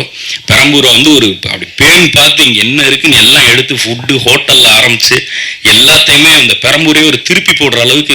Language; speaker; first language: Tamil; native; Tamil